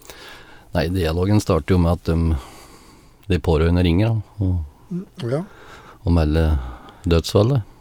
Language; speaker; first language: Norwegian; native; Norwegian